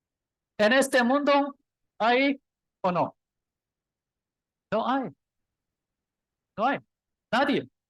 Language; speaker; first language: Spanish; non-native, learner; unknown